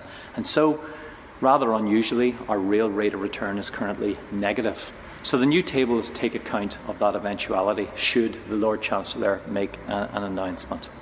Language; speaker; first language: English; native; English